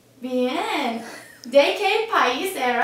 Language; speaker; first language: Spanish; non-native, learner; English